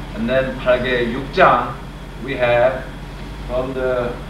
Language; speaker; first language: English; non-native, fluent; Korean